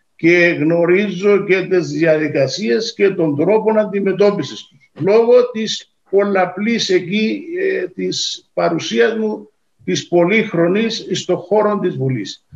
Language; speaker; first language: Greek; native; Greek